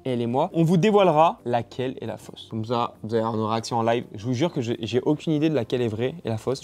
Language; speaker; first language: French; native; French